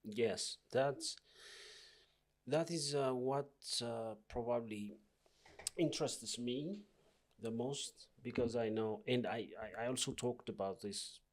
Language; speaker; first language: English; non-native, local second language; Amharic